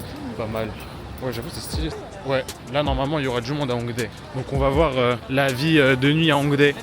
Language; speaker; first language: French; native; French